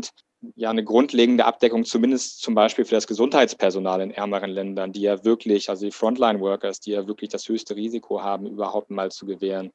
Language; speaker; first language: German; native; German